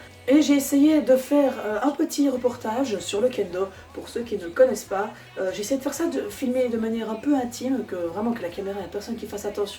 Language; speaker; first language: French; native; French